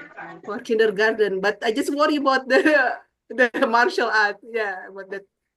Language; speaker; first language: English; non-native, learner; Indonesian